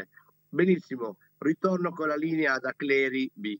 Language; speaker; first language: Italian; native; Italian